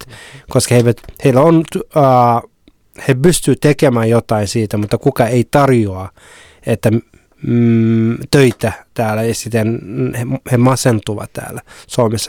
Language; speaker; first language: Finnish; non-native, fluent; Somali